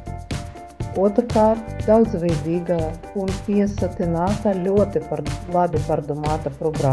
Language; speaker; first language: Latvian; non-native, learner; Ukrainian